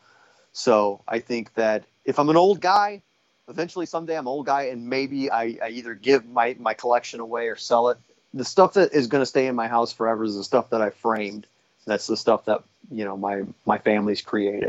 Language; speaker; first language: English; native; English